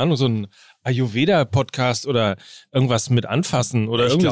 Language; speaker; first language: German; native; German